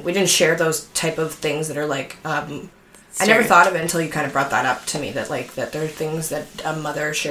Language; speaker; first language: English; native; English